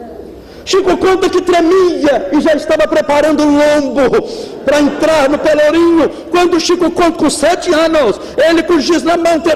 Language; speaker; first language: Portuguese; native; Portuguese